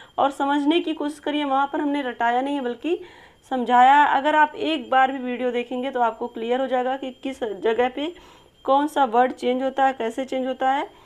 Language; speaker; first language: Hindi; native; Hindi